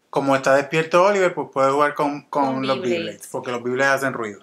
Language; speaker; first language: Spanish; native; Spanish